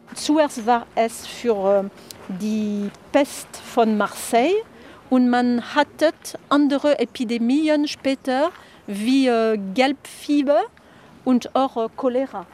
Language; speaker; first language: German; non-native, fluent; French